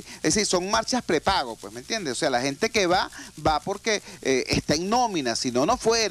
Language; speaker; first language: Spanish; native; Spanish